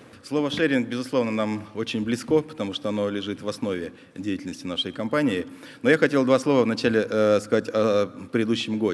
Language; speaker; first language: Russian; native; Russian